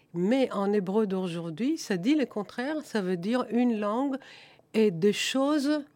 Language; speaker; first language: French; non-native, fluent; German